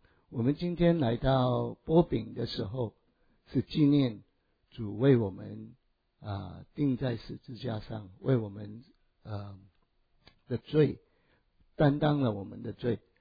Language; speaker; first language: Chinese; native; Chinese